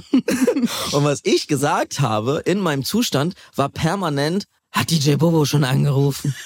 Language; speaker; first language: German; native; German